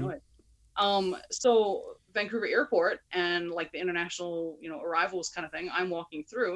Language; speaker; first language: English; native; English